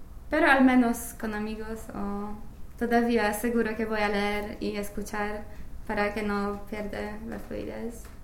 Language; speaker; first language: Spanish; non-native, fluent; English